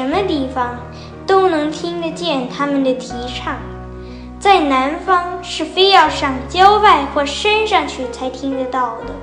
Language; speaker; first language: Chinese; early bilingual, heritage; Chinese